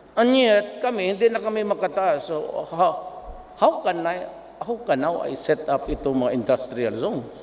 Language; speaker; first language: Filipino; non-native, local second language; Cebuano